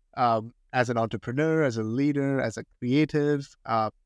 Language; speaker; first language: English; non-native, local second language; Hindi